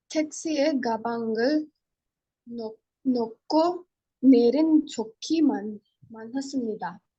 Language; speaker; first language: Korean; non-native, learner; Hindi